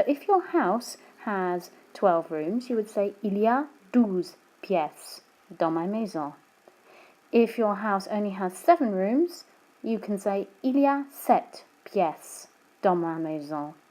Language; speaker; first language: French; non-native, fluent; English